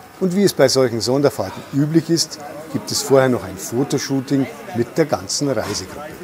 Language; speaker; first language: German; native; German